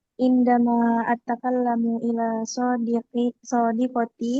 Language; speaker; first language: Arabic; non-native, learner; Indonesian